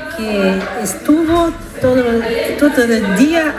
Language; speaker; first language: Spanish; non-native, fluent; Italian